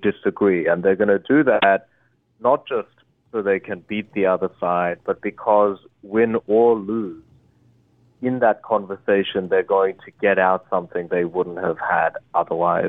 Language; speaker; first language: English; early bilingual, other home language; Korean